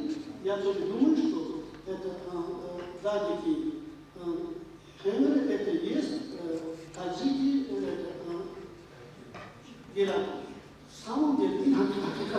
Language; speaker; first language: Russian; non-native, local second language; Tajik